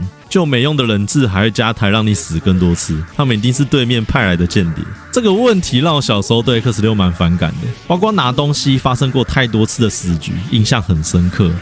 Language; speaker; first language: Chinese; native; Chinese